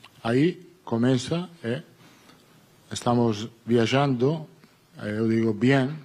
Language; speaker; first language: Portuguese; non-native, learner; Italian